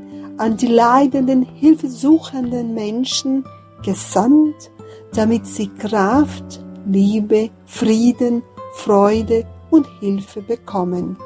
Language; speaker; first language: German; non-native, fluent; Portuguese